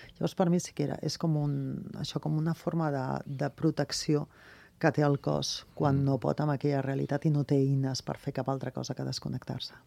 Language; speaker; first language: Catalan; non-native, local second language; Spanish